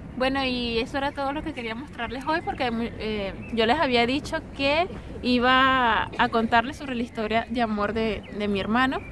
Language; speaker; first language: Spanish; native; Spanish